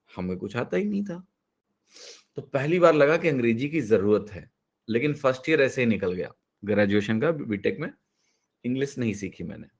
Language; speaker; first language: Hindi; native; Hindi